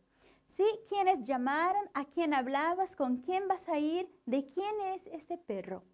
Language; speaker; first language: Spanish; non-native, fluent; Portuguese